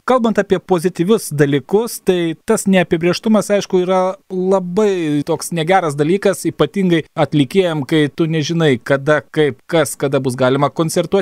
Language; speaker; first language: Lithuanian; native; Lithuanian